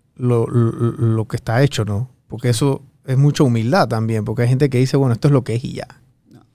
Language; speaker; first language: Spanish; native; Spanish